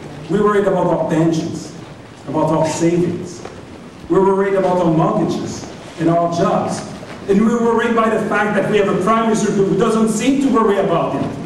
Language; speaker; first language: English; non-native, fluent; French